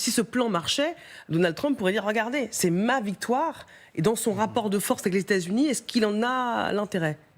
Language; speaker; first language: French; native; French